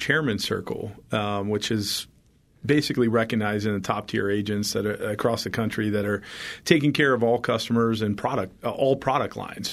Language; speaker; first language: English; native; English